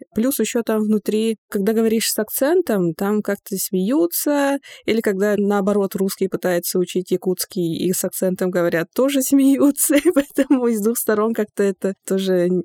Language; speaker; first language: Russian; non-native, local second language; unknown